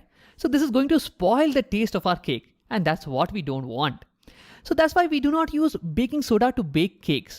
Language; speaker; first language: English; non-native, local second language; Hindi